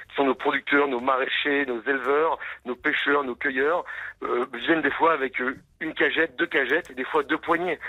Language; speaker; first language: French; native; French